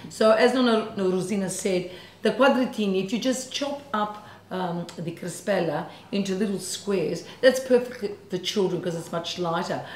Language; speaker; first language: English; early bilingual, other home language; Italian